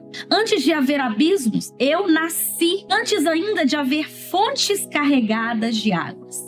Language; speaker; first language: Portuguese; native; Portuguese